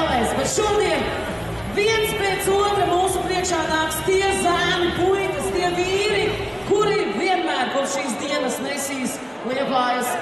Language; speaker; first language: Latvian; native; Latvian